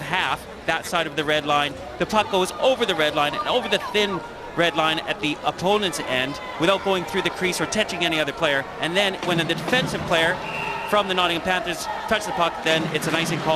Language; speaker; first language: English; native; English